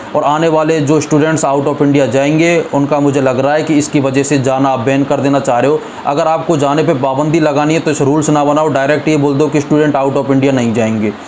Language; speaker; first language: Hindi; native; Hindi